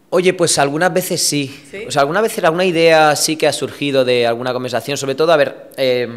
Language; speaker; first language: Spanish; early bilingual, other home language; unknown